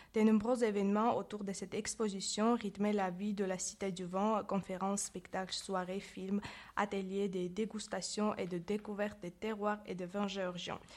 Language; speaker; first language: French; non-native, learner; Georgian